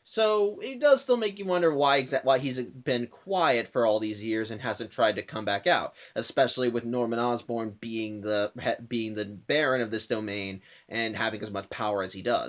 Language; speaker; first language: English; native; English